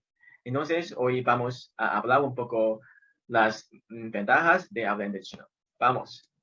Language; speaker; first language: Spanish; non-native, fluent; Chinese